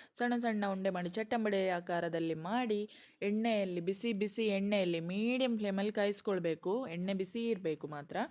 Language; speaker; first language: Kannada; non-native, local second language; Konkani